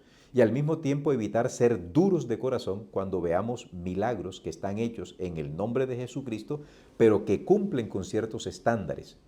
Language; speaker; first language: Spanish; native; Spanish